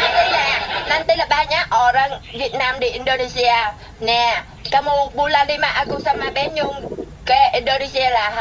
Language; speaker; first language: Indonesian; non-native, learner; Vietnamese